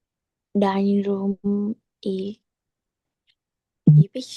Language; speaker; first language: English; non-native, learner; Chinese